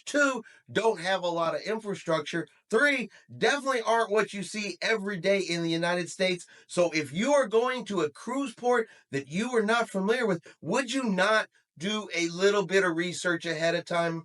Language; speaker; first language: English; native; English